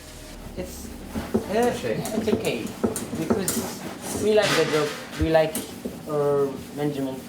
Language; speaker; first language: English; non-native, learner; Arabic